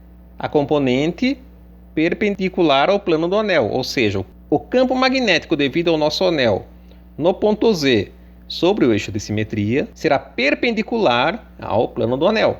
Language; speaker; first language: Portuguese; native; Portuguese